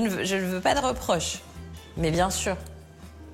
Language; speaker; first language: French; native; French